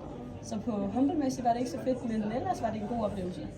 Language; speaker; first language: Danish; native; Danish